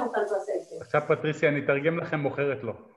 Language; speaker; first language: Hebrew; native; Hebrew